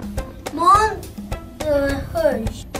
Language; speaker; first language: French; non-native, learner; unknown